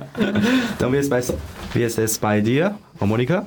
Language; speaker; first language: German; non-native, learner; Chinese